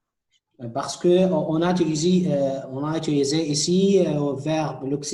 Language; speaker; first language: French; non-native, fluent; Arabic